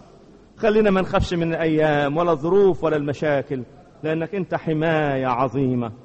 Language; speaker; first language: Arabic; native; Arabic